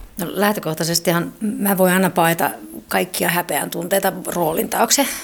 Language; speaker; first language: Finnish; native; Finnish